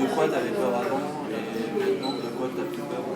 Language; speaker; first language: French; native; French